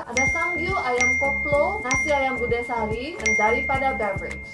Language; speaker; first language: Indonesian; early bilingual, other home language; Korean